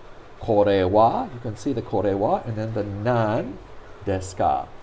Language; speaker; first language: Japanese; non-native, fluent; English